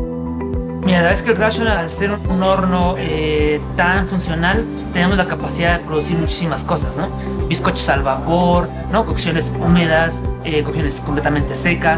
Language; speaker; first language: Spanish; native; Spanish